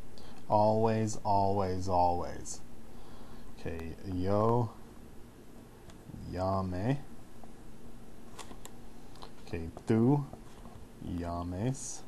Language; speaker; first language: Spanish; non-native, fluent; English